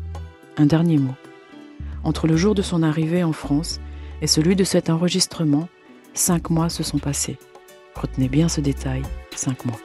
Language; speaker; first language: French; native; French